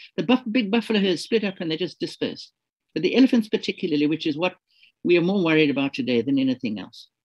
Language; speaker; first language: English; native; English